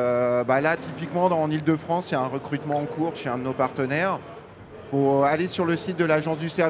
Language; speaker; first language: French; native; French